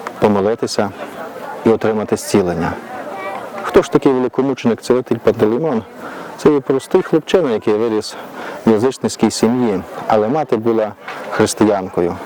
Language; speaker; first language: Ukrainian; native; Ukrainian